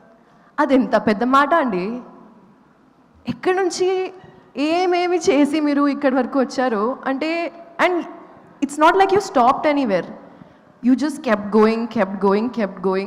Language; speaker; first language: Telugu; non-native, local second language; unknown